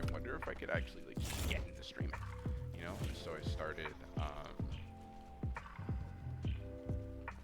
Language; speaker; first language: English; native; English